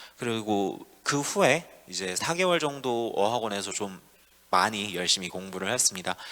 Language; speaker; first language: Korean; native; Korean